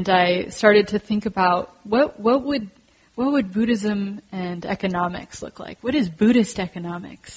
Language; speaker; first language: English; native; English